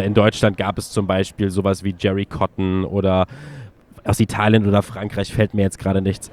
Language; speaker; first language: German; native; German